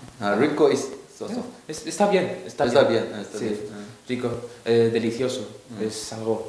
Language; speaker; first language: Spanish; non-native, learner; Korean